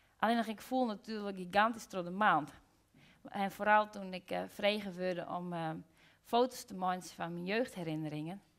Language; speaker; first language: Dutch; non-native, local second language; Western Frisian